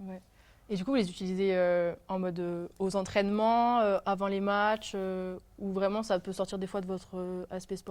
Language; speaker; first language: French; native; French